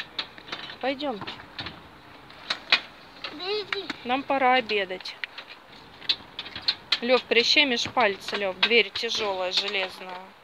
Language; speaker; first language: Russian; native; Russian